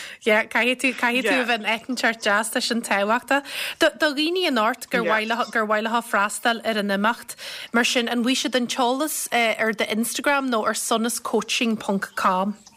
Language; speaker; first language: Irish; native; Irish